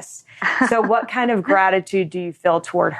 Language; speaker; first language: English; native; English